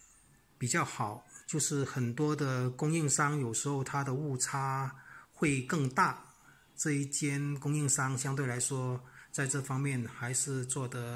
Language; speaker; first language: Chinese; native; Chinese